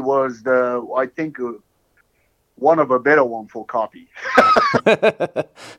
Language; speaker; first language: English; non-native, learner; Japanese